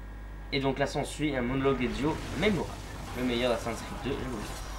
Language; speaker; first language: French; native; French